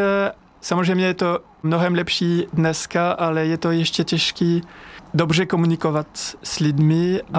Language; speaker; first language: Czech; non-native, fluent; French